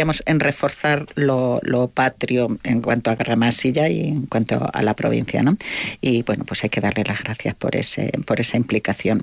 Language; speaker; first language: Spanish; native; Spanish